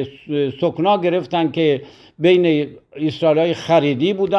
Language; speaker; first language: Persian; native; Persian